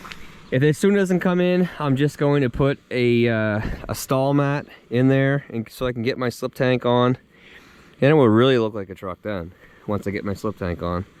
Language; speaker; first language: English; native; English